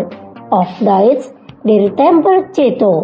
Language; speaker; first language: German; non-native, fluent; Indonesian